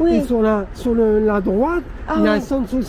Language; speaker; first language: French; native; French